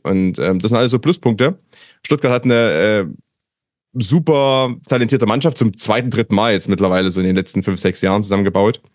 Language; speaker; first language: German; native; German